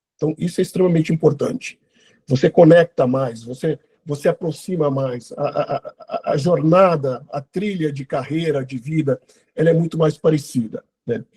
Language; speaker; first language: Portuguese; non-native, local second language; Kabuverdianu